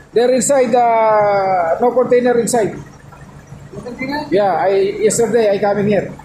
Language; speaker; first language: English; non-native, learner; Filipino